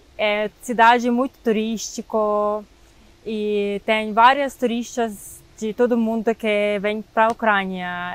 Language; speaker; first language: Portuguese; non-native, fluent; Ukrainian